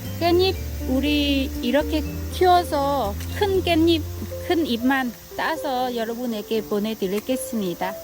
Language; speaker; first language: Korean; non-native, learner; Vietnamese